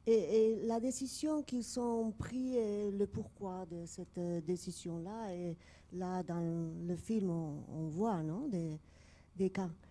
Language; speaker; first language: French; non-native, fluent; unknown